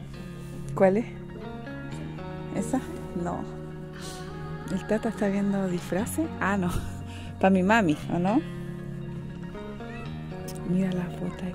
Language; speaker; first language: Spanish; native; Spanish